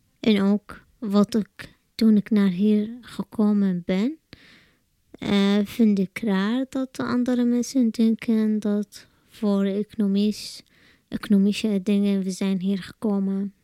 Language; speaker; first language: Dutch; non-native, learner; Arabic